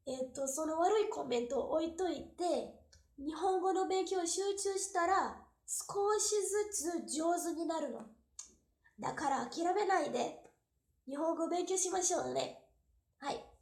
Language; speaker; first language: Japanese; non-native, fluent; Portuguese